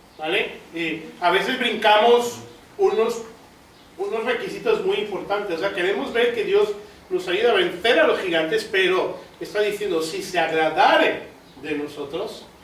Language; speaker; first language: Spanish; native; Spanish